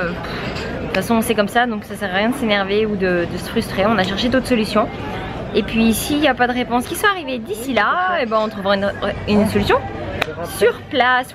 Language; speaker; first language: French; native; French